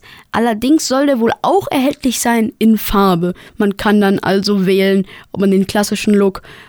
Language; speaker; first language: German; native; German